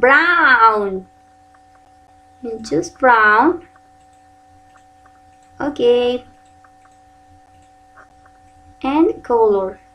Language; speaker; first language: English; non-native, learner; Spanish